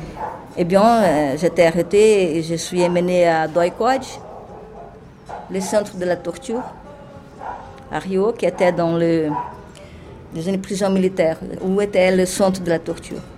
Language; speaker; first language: French; non-native, fluent; Portuguese